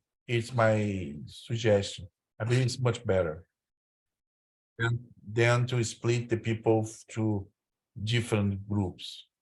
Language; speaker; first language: English; non-native, learner; Portuguese